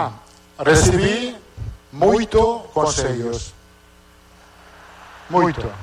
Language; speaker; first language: Portuguese; non-native, fluent; Italian